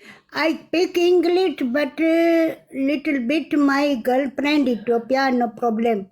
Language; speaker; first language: English; non-native, learner; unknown